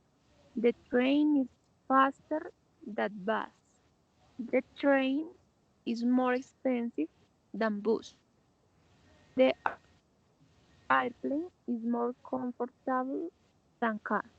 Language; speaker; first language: English; non-native, learner; Spanish